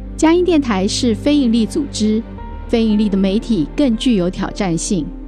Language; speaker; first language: Chinese; native; Chinese